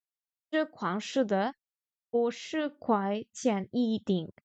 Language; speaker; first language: Chinese; non-native, learner; French